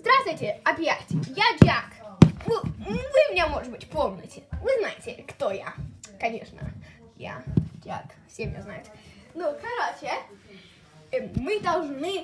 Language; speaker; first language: Russian; early bilingual, heritage; Russian